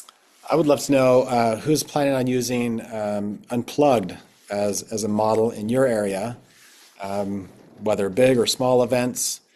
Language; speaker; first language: English; native; English